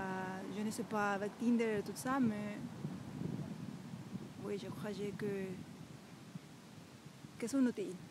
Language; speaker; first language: French; non-native, learner; Spanish